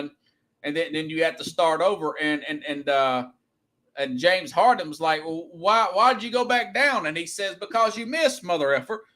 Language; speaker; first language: English; native; English